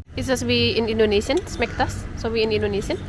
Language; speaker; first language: German; non-native, fluent; Indonesian